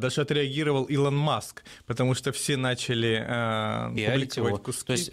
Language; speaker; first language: Russian; native; Russian